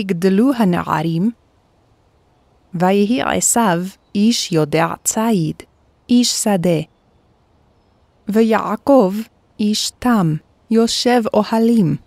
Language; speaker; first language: Hebrew; non-native, fluent; Korean